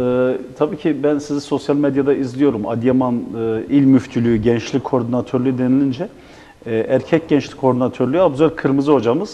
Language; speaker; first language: Turkish; native; Turkish